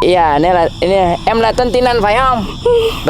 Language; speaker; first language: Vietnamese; non-native, learner; Indonesian